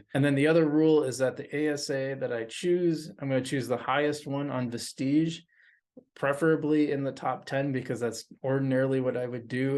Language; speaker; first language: English; native; English